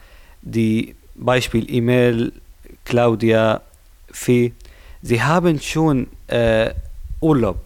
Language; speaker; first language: German; non-native, learner; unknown